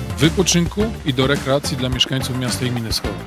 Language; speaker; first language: Polish; native; Polish